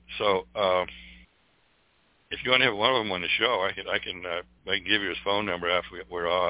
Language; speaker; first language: English; native; English